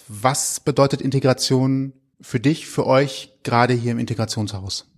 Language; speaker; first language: German; native; German